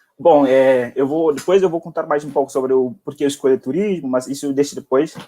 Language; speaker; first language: Portuguese; non-native, local second language; Tetum